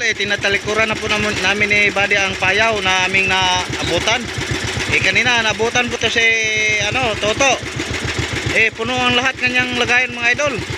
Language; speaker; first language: Filipino; non-native, local second language; Cebuano